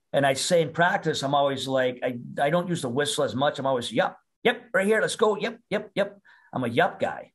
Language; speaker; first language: English; native; English